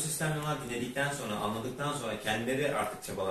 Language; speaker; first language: Turkish; native; Turkish